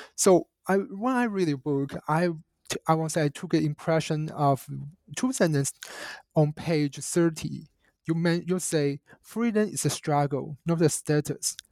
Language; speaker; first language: English; non-native, fluent; Chinese